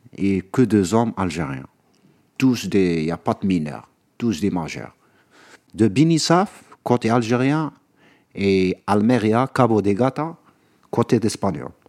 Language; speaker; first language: French; non-native, local second language; Arabic